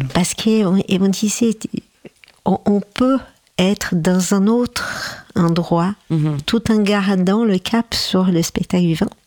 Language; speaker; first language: French; non-native, fluent; Portuguese